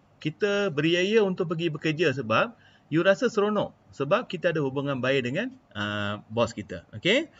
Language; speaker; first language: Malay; non-native, local second language; Tamil